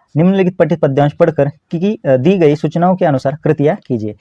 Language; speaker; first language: Hindi; non-native, local second language; Marathi